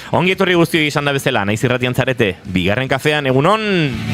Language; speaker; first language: Basque; native; Basque